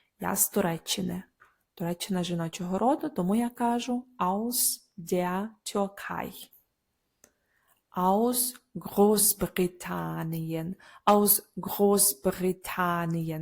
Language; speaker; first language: German; non-native, learner; Ukrainian